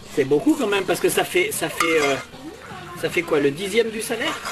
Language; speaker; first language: French; native; French